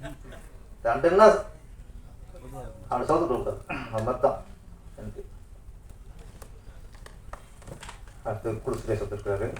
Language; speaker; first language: Tamil; native; Tamil